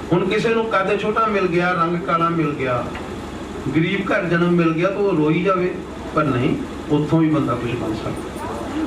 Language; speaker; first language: Punjabi; native; Punjabi